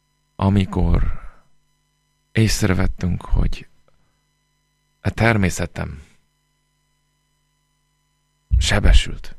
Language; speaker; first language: Hungarian; non-native, fluent; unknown